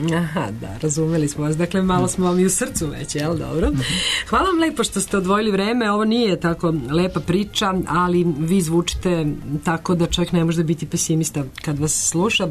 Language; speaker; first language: Serbian; native; Serbian